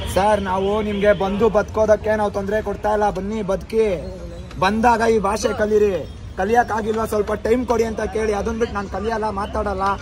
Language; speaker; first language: Kannada; native; Kannada